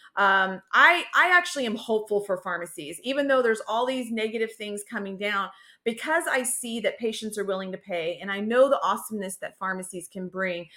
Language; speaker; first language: English; native; English